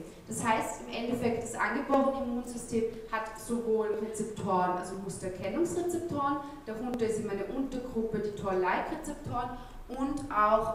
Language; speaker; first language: German; native; German